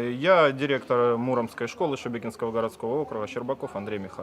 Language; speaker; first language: Russian; native; Russian